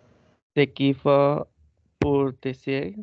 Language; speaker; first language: French; non-native, learner; Spanish